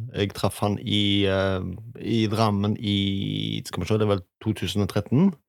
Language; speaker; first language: Norwegian; native; Norwegian